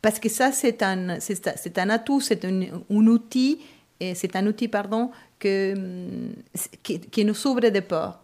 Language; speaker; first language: French; non-native, fluent; Spanish